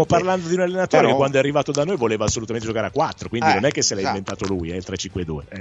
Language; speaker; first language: Italian; native; Italian